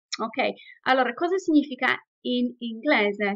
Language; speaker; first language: Italian; non-native, fluent; English